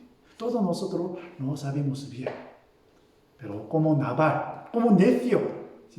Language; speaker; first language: Spanish; non-native, fluent; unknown